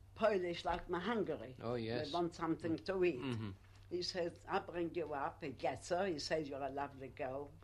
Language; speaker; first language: English; non-native, learner; Polish